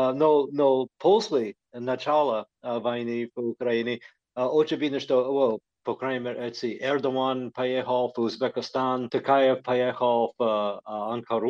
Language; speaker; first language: Russian; non-native, fluent; English